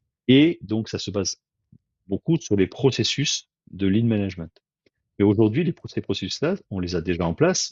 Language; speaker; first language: French; native; French